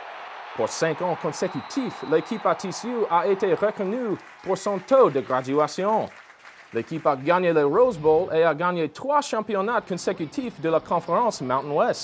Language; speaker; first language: French; non-native, learner; English